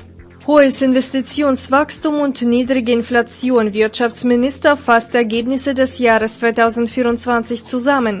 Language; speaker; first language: German; non-native, fluent; Russian